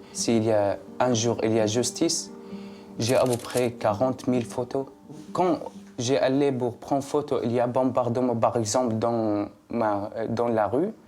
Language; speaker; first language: French; non-native, learner; Arabic